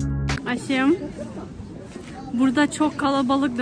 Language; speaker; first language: Turkish; non-native, learner; Kazakh